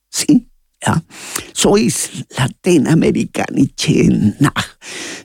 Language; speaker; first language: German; non-native, learner; Spanish